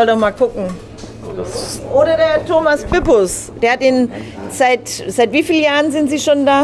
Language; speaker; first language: German; native; German